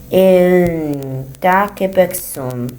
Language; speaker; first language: French; non-native, learner; Spanish